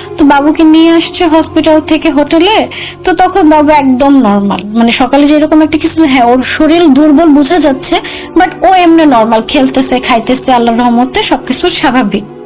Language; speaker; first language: Bangla; native; Bangla